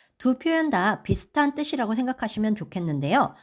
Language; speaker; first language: Korean; native; Korean